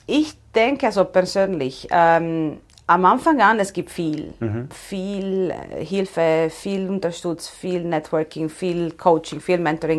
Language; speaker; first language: German; non-native, fluent; Italian